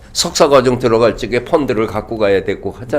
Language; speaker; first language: Korean; native; Korean